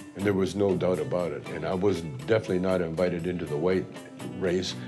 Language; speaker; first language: English; native; English